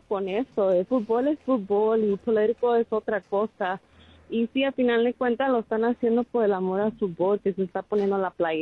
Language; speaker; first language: Spanish; early bilingual, heritage; Spanish